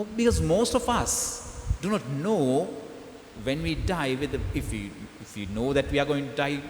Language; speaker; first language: English; non-native, local second language; Sinhala